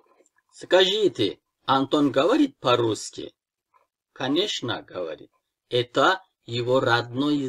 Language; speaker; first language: Russian; non-native, fluent; Turkish